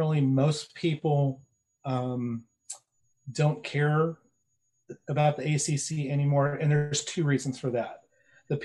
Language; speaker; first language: English; native; English